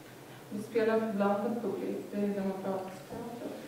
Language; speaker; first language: Swedish; non-native, fluent; Lithuanian